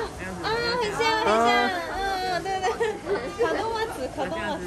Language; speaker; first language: Chinese; non-native, learner; Japanese